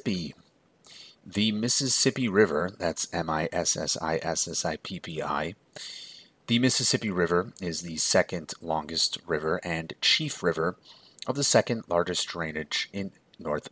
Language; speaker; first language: English; native; English